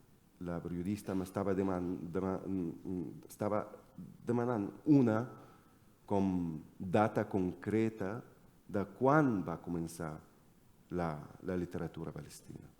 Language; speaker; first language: Catalan; non-native, fluent; Arabic